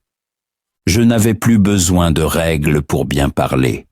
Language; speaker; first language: French; non-native, fluent; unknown